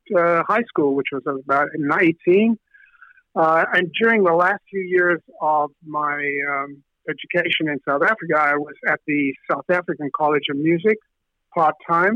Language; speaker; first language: English; native; English